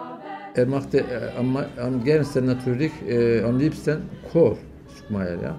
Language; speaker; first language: German; non-native, fluent; Turkish